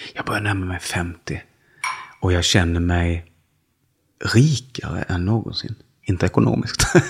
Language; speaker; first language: Swedish; native; Swedish